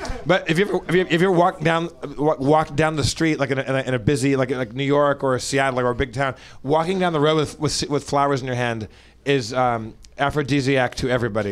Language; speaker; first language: English; native; English